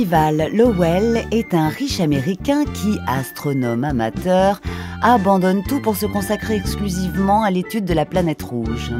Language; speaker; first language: French; native; French